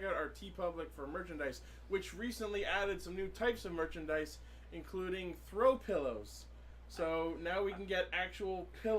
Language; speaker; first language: English; native; English